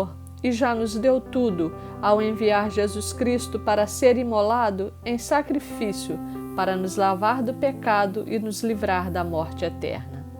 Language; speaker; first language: Portuguese; native; Portuguese